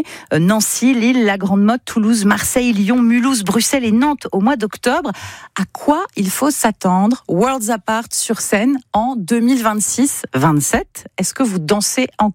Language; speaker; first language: French; native; French